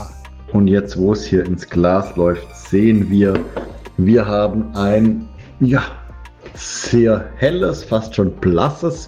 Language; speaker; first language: German; native; German